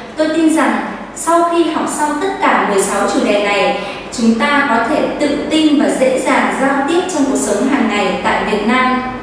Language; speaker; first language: Vietnamese; native; Vietnamese